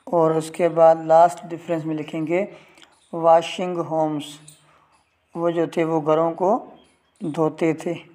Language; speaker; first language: Urdu; non-native, local second language; Sindhi